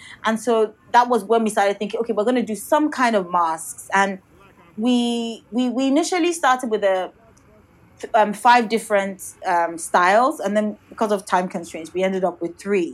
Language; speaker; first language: English; non-native, local second language; Yoruba